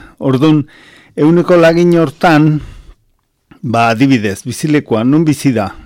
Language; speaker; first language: Basque; native; Basque